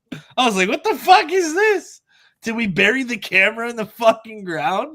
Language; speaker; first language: English; native; English